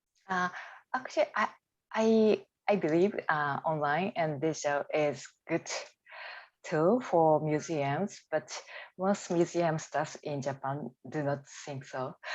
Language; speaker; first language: English; non-native, learner; Japanese